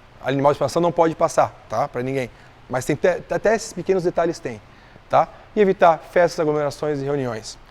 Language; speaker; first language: Portuguese; native; Portuguese